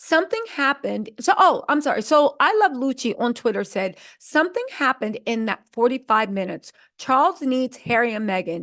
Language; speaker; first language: English; native; English